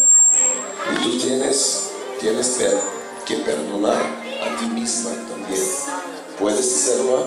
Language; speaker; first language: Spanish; non-native, fluent; Bulgarian